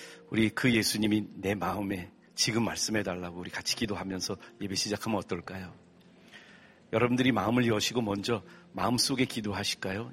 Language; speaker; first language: Korean; early bilingual, heritage; Korean